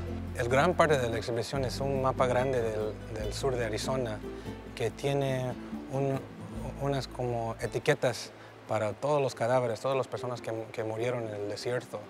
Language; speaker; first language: Spanish; early bilingual, heritage; English